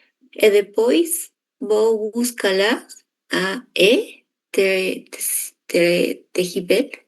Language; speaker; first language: Portuguese; non-native, learner; Spanish